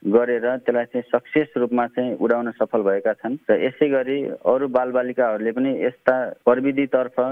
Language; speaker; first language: Nepali; native; Nepali